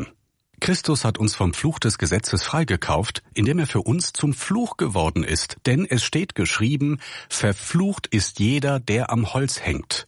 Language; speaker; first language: German; native; German